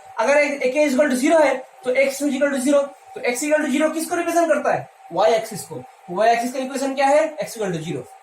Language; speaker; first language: Hindi; non-native, local second language; Bangla